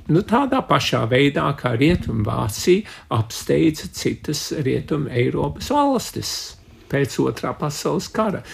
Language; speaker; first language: Latvian; early bilingual, heritage; Latvian